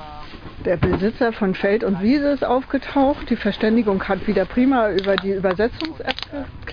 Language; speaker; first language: German; native; German